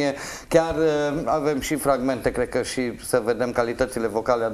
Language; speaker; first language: Romanian; native; Romanian